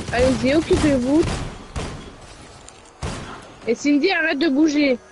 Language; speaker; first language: French; native; French